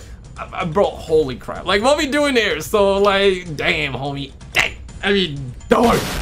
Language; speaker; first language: English; native; English